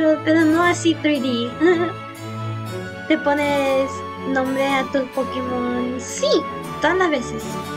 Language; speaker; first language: Spanish; early bilingual, heritage; Spanish